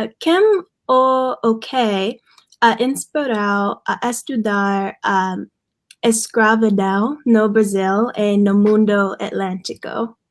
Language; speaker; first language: Portuguese; non-native, learner; English